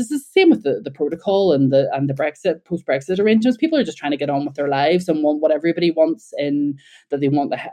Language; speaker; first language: English; native; English